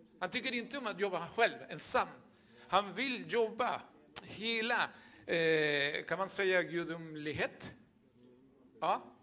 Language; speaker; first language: Swedish; non-native, fluent; Spanish